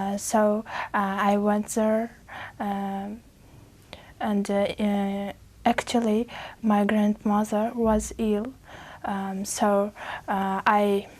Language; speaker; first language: English; non-native, learner; Uzbek